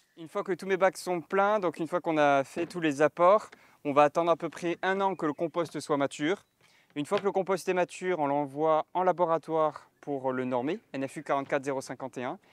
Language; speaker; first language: French; native; French